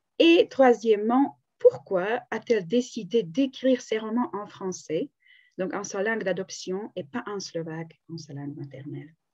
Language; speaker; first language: French; non-native, fluent; Slovak